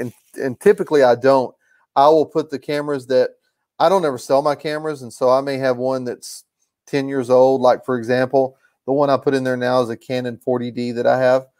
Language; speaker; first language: English; native; English